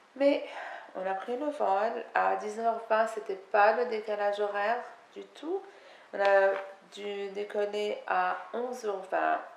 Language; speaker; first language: French; non-native, fluent; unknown